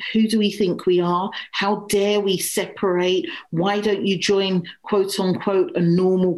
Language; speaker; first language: English; native; English